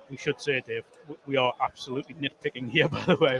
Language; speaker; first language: English; native; English